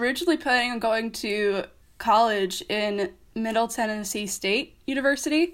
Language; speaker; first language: English; native; English